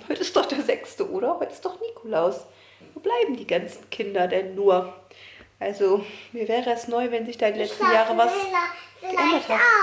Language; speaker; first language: German; native; German